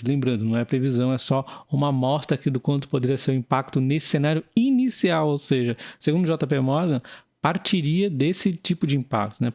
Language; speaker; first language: Portuguese; native; Portuguese